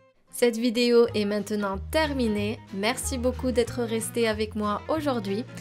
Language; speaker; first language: French; native; French